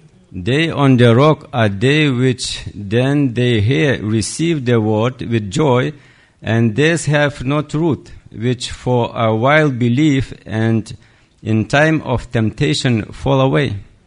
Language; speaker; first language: English; non-native, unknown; Lithuanian